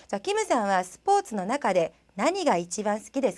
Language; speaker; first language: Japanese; non-native, fluent; Korean